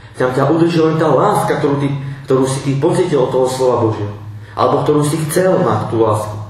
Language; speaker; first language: Slovak; non-native, local second language; Romany